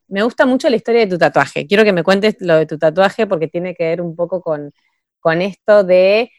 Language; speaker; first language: Spanish; native; Spanish